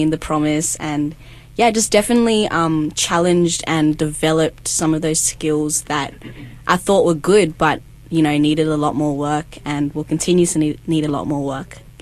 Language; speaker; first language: English; native; English